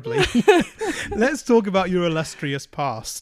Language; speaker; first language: English; native; English